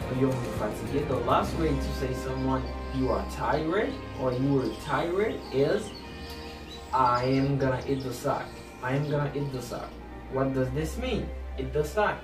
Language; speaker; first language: English; non-native, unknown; Haitian Creole